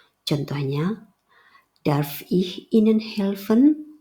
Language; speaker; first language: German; non-native, fluent; Indonesian